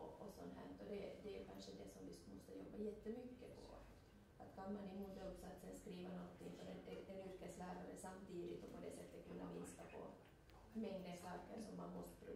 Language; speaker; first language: Swedish; native; Swedish